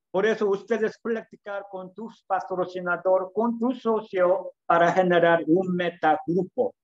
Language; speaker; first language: Spanish; non-native, learner; Korean